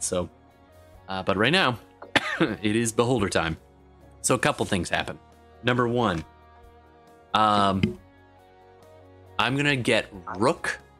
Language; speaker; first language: English; native; English